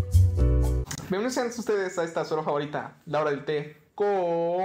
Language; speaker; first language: Spanish; native; Spanish